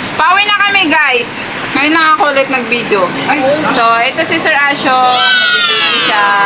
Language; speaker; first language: Filipino; non-native, local second language; Iloko